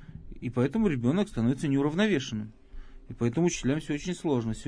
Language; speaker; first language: Russian; native; Russian